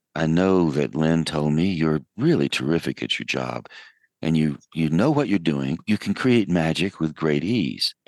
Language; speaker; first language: English; native; English